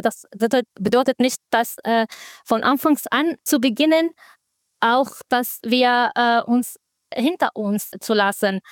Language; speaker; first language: German; non-native, fluent; Arabic